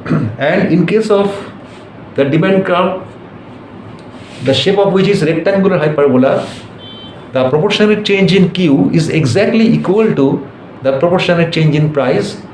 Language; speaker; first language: English; non-native, local second language; Bangla